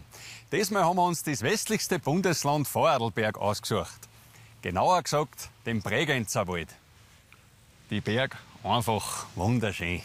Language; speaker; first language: German; native; German